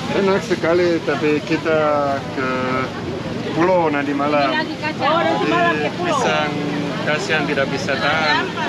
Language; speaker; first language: Indonesian; non-native, learner; German